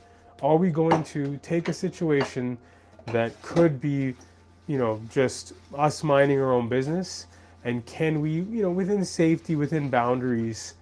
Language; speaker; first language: English; native; English